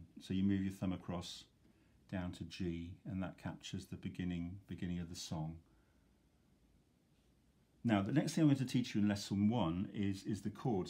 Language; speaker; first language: English; native; English